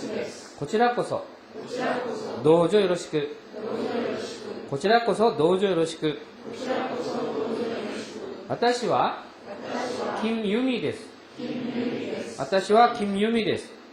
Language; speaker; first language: Japanese; non-native, fluent; Korean